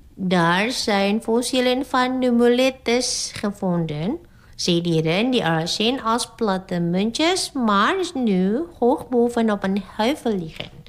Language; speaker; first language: Dutch; non-native, fluent; Indonesian